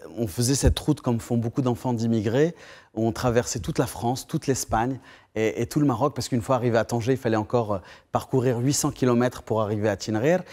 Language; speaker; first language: French; early bilingual, other home language; Tachelhit